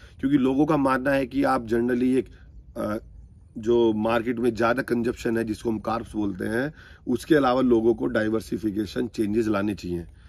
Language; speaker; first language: Hindi; native; Hindi